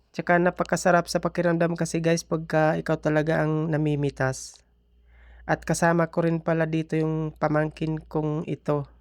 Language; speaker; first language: Filipino; non-native, local second language; Cebuano